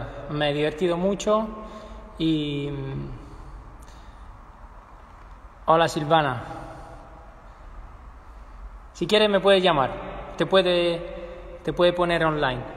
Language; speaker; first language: Spanish; non-native, fluent; Italian